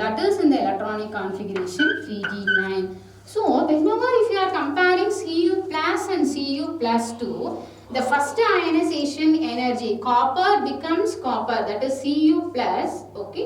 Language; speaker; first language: English; non-native, local second language; Tamil